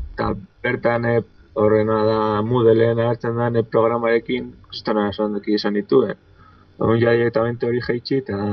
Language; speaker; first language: Basque; non-native, local second language; Spanish